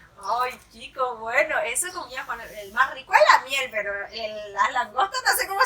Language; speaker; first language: Spanish; native; Spanish